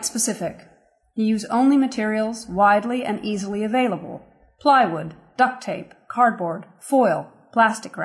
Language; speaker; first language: English; native; English